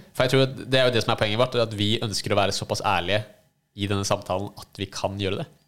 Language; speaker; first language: Norwegian; native; Norwegian